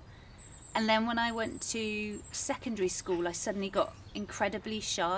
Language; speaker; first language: English; native; English